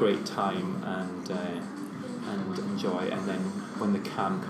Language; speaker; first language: English; native; English